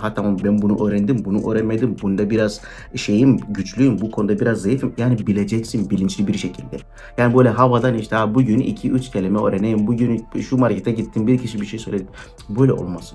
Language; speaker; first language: Turkish; non-native, fluent; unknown